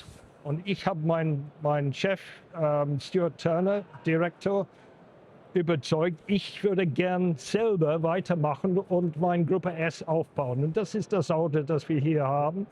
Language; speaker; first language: German; non-native, fluent; English